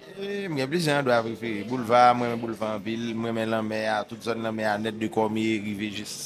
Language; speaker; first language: Haitian Creole; native; Haitian Creole